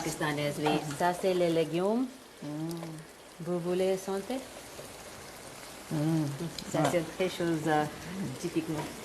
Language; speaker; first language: French; non-native, learner; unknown